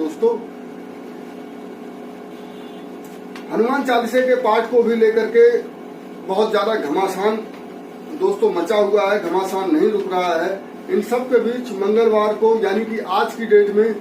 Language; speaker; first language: Hindi; native; Hindi